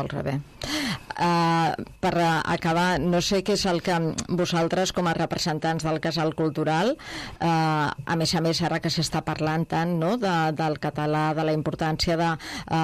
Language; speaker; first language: Catalan; native; Catalan